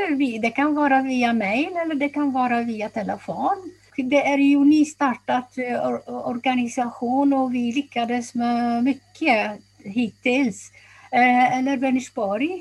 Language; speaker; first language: Swedish; non-native, fluent; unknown